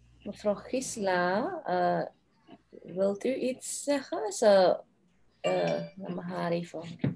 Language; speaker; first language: Dutch; non-native, local second language; Caribbean Hindustani